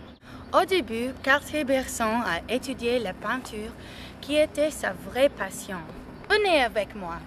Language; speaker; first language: French; non-native, learner; English